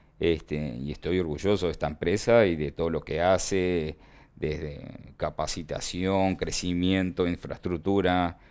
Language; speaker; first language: Spanish; native; Spanish